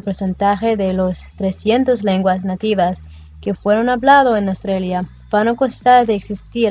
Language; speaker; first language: Spanish; non-native, learner; English